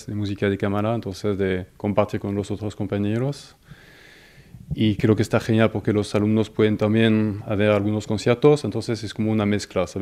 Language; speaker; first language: Spanish; non-native, fluent; French